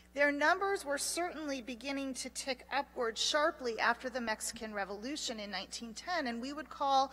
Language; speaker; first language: English; native; English